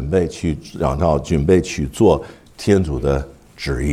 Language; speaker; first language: Chinese; non-native, fluent; English